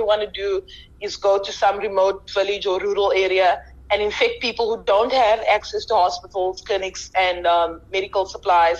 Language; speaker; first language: English; native; English